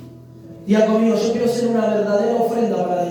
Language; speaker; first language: Spanish; native; Spanish